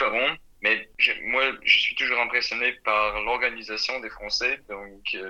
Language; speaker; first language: French; non-native, fluent; German